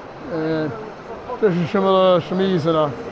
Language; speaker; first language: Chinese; non-native, fluent; English